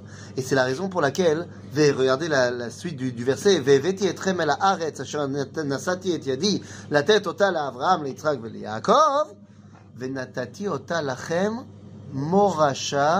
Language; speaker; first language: French; native; French